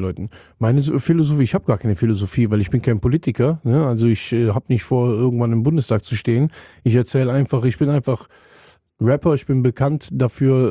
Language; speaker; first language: German; native; German